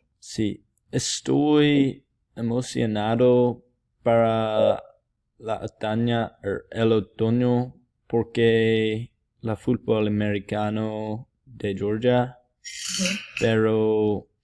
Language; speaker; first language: Spanish; non-native, learner; English